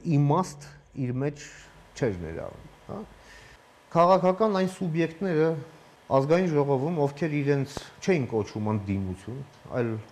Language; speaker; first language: Armenian; native; Armenian